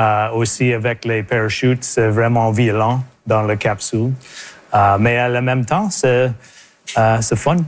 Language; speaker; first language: French; non-native, local second language; English